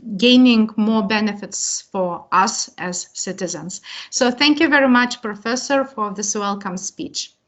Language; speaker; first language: English; non-native, fluent; Lithuanian